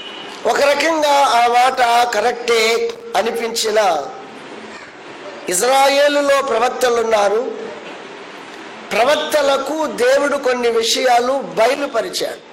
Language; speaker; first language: Telugu; native; Telugu